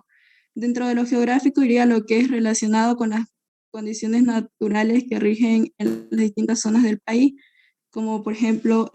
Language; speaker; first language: Spanish; native; Spanish